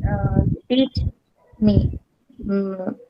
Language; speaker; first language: English; non-native, learner; Hindi